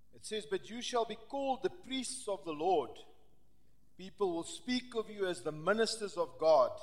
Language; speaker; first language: English; early bilingual, other home language; Afrikaans